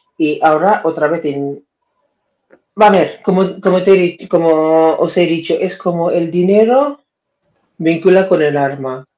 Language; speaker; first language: Spanish; non-native, fluent; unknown